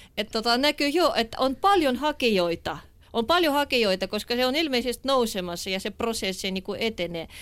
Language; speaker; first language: Finnish; non-native, fluent; Russian